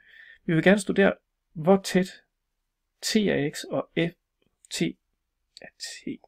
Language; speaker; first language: Danish; native; Danish